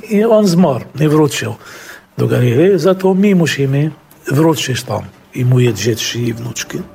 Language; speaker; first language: Polish; non-native, fluent; Arabic